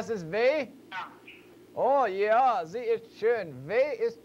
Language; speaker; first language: German; non-native, learner; English